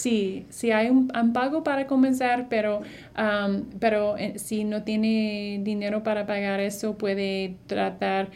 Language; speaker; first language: Spanish; non-native, fluent; English